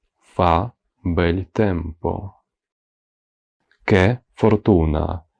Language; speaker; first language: Italian; non-native, learner; Ukrainian